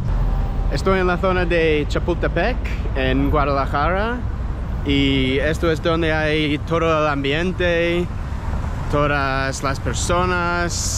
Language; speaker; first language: Spanish; non-native, fluent; English